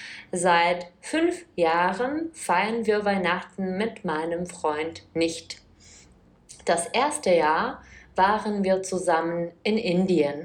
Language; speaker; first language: German; non-native, fluent; Czech